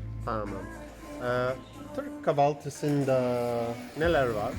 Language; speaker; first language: Turkish; non-native, learner; English